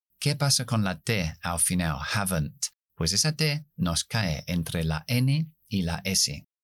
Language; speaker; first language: Spanish; non-native, fluent; English